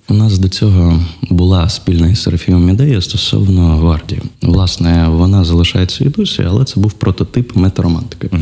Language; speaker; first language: Ukrainian; non-native, local second language; Russian